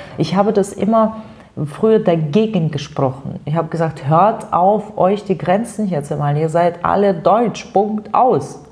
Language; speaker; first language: German; non-native, fluent; Russian